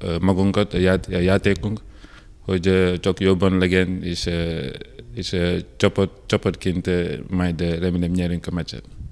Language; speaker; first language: Hungarian; non-native, learner; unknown